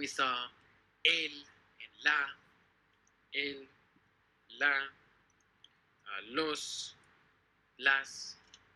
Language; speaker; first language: Spanish; non-native, fluent; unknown